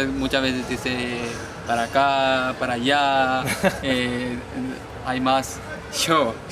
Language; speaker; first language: Spanish; non-native, learner; Punjabi